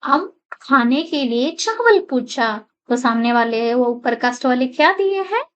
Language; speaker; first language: Hindi; non-native, local second language; Kannada